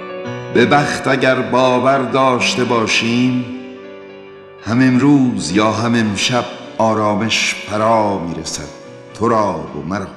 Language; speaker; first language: Persian; native; Persian